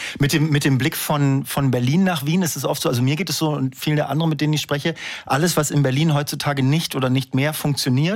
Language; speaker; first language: German; native; German